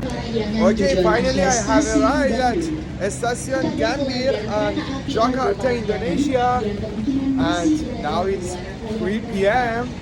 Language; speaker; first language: English; non-native, fluent; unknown